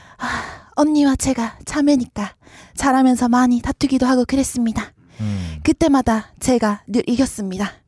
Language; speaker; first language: Korean; native; Korean